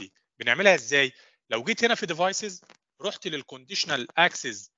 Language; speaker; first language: Arabic; native; Arabic